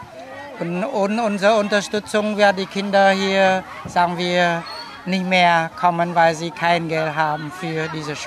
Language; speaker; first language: German; non-native, fluent; Khmer